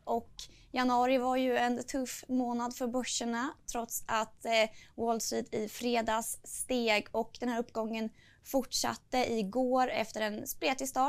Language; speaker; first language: Swedish; native; Swedish